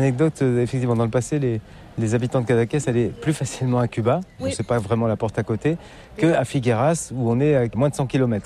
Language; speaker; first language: French; native; French